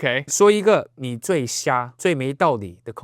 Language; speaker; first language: Chinese; native; Chinese